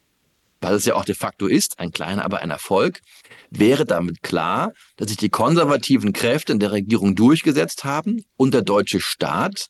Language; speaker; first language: German; native; German